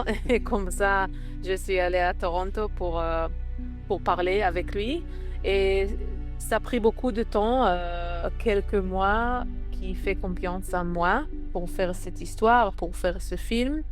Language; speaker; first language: French; non-native, learner; Hebrew